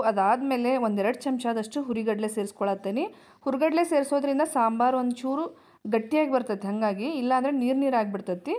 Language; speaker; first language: Kannada; native; Kannada